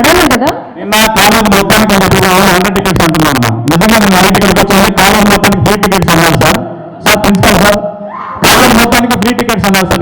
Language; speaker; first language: Telugu; native; Telugu